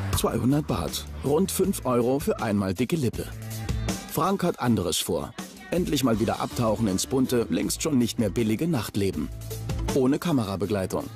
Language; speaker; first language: German; native; German